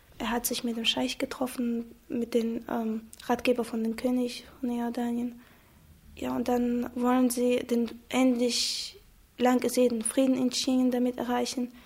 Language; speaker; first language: German; non-native, fluent; Chechen